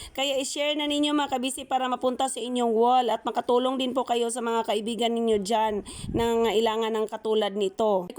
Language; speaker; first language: Filipino; non-native, local second language; Cebuano